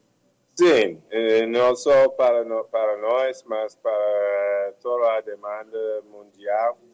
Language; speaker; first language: Portuguese; non-native, fluent; English